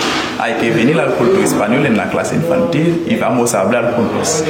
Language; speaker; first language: Spanish; non-native, learner; Haitian Creole